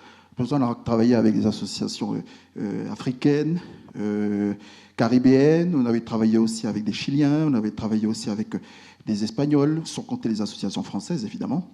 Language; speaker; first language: French; native; French